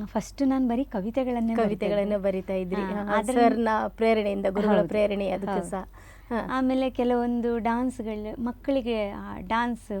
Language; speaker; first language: Kannada; native; Kannada